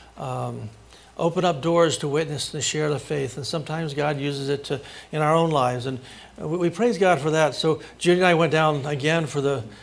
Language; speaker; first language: English; native; English